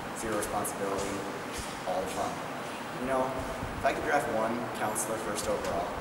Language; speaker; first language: English; native; English